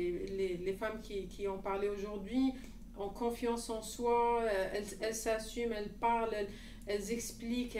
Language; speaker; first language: French; non-native, local second language; Arabic